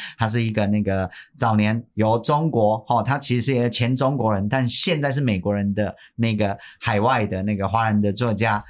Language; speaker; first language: Chinese; native; Chinese